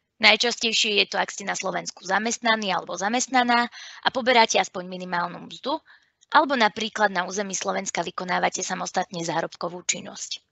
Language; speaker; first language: Slovak; native; Slovak